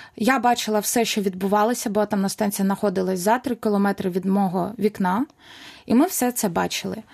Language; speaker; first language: Ukrainian; non-native, local second language; Russian